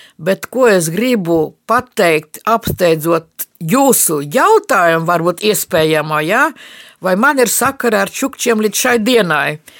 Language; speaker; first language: Latvian; non-native, local second language; Russian